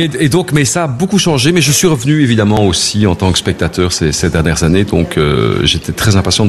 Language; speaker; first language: French; native; French